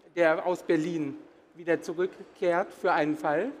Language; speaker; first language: German; native; German